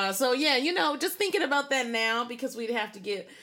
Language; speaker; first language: English; native; English